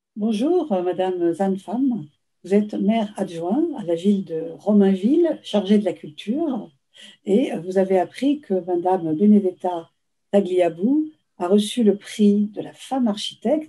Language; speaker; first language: French; native; French